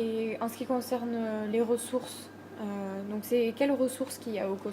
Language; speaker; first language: French; native; French